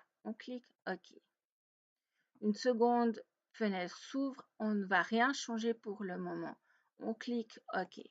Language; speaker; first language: French; native; French